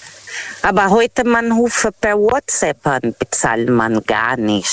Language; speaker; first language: German; non-native, fluent; Portuguese